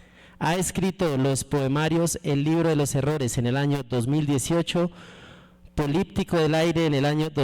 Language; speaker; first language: Spanish; native; Spanish